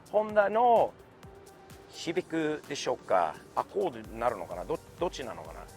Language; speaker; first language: Japanese; non-native, fluent; English